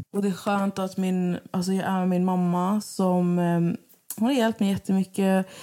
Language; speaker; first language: Swedish; native; Swedish